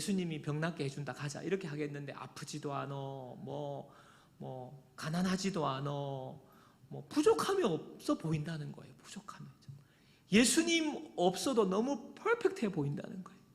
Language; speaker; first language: Korean; native; Korean